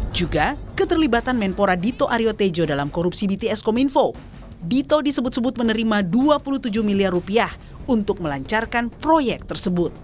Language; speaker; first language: Indonesian; native; Indonesian